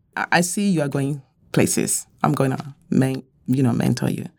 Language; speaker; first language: English; non-native, local second language; Yoruba